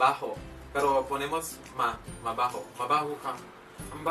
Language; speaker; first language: Spanish; non-native, fluent; Filipino